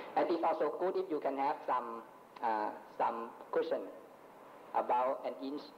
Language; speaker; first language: English; non-native, fluent; Thai